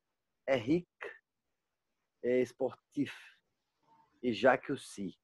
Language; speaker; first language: French; non-native, learner; Portuguese